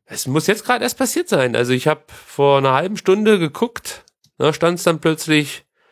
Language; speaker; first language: German; native; German